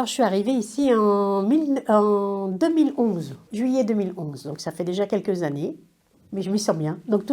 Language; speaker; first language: French; native; French